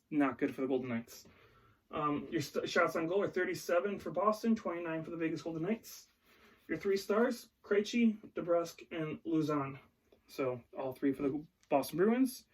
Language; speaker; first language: English; native; English